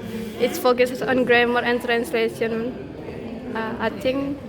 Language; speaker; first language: English; non-native, learner; Indonesian